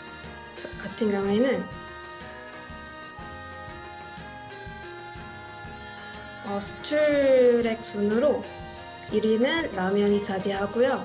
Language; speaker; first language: Korean; non-native, fluent; Arabic